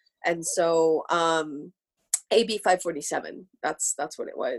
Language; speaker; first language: English; early bilingual, other home language; Spanish